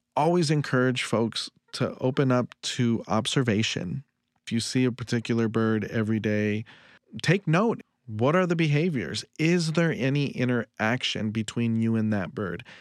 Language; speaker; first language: English; native; English